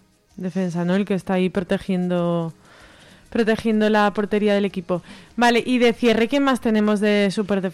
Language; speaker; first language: Spanish; native; Spanish